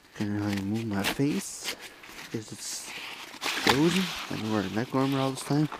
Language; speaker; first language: English; native; English